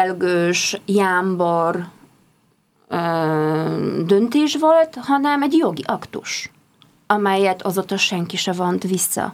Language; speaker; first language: Hungarian; non-native, fluent; Polish